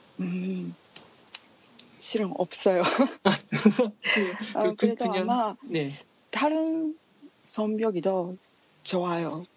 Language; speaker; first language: Korean; non-native, learner; Japanese